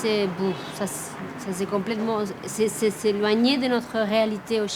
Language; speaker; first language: French; non-native, fluent; Spanish